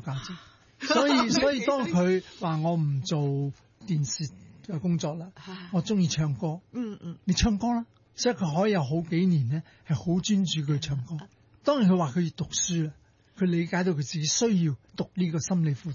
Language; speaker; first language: Cantonese; native; Cantonese